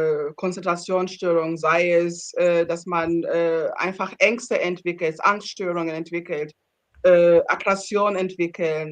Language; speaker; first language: German; non-native, fluent; Ganda